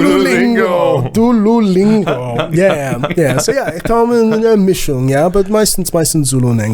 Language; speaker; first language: German; non-native, learner; Zulu